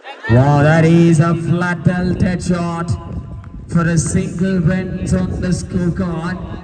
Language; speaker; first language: English; non-native, local second language; Malayalam